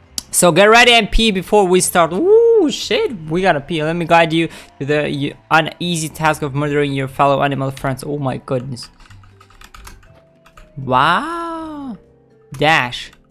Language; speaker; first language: English; non-native, learner; Albanian